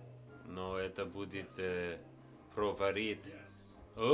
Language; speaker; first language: Russian; non-native, learner; English